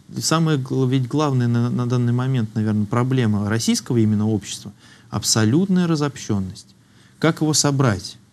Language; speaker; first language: Russian; native; Russian